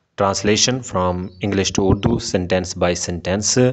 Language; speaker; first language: English; non-native, local second language; Urdu